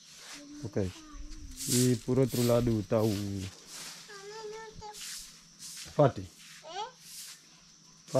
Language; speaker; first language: Portuguese; non-native, fluent; Vietnamese